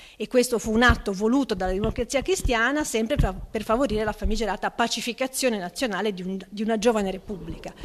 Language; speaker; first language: Italian; native; Italian